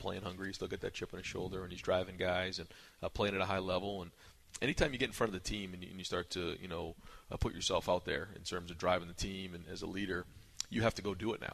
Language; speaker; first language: English; native; English